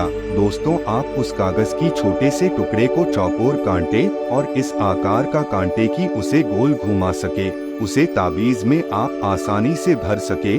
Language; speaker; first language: Hindi; native; Hindi